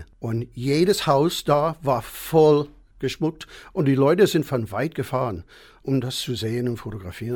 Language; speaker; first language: German; non-native, fluent; English